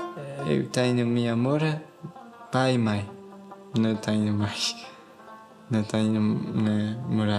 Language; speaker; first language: Portuguese; non-native, learner; Persian